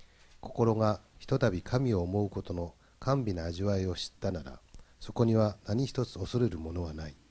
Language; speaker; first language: Japanese; native; Japanese